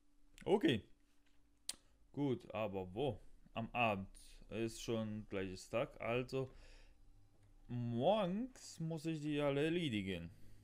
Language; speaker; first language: German; non-native, learner; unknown